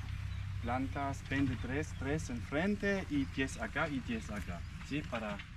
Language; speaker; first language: Spanish; non-native, learner; German